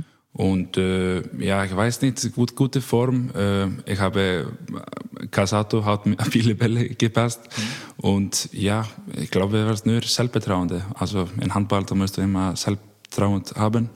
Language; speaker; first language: German; non-native, learner; Icelandic